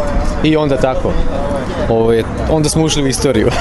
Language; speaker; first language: Serbian; native; Serbian